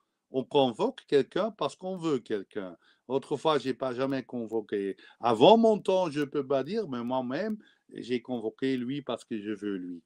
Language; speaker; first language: French; non-native, learner; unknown